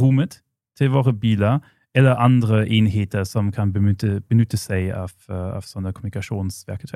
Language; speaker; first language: Norwegian; non-native, fluent; German